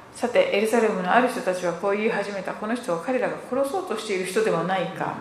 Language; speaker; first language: Japanese; native; Japanese